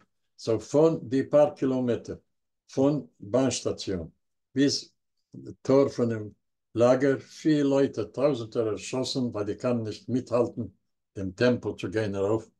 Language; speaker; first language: German; non-native, learner; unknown